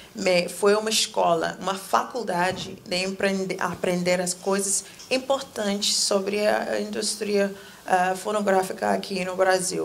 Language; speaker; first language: Portuguese; non-native, fluent; English